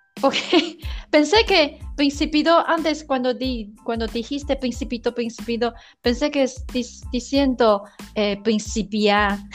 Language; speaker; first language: Spanish; non-native, learner; Chinese